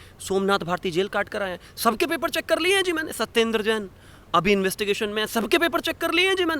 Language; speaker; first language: Hindi; native; Hindi